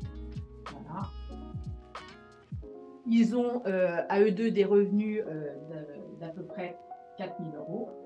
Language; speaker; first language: French; native; French